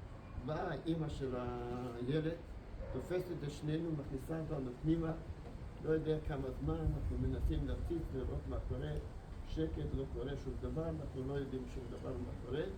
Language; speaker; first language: Hebrew; non-native, fluent; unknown